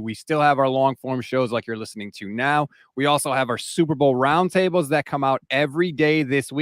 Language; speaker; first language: English; native; English